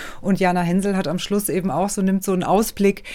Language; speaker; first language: German; native; German